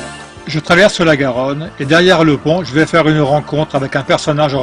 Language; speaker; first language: French; native; French